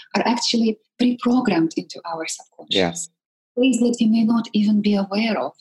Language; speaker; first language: English; non-native, fluent; Russian